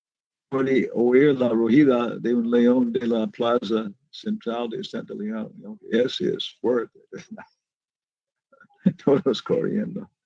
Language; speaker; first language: Spanish; non-native, learner; English